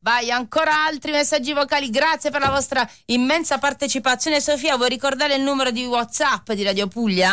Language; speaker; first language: Italian; native; Italian